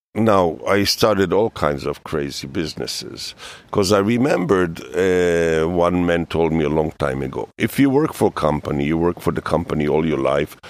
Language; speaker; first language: English; early bilingual, other home language; Hebrew